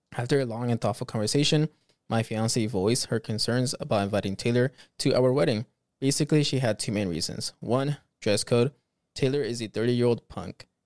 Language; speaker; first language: English; early bilingual, other home language; Spanish